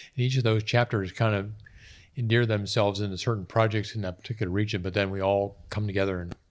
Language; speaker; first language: English; native; English